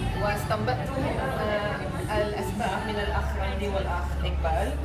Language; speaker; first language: Arabic; non-native, learner; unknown